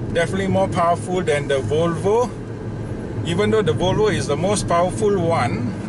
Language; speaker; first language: English; non-native, local second language; Malay